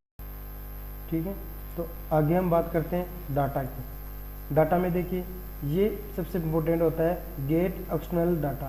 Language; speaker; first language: Hindi; native; Hindi